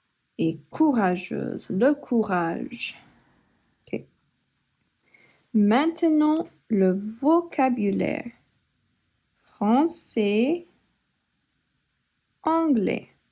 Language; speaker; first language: French; non-native, fluent; English